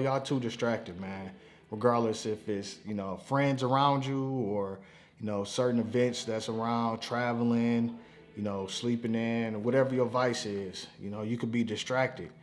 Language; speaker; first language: English; native; English